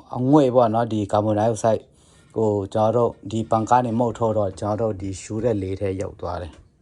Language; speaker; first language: Burmese; non-native, local second language; Tedim Chin